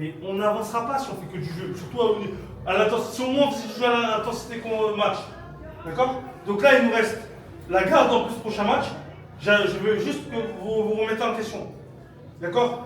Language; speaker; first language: French; native; French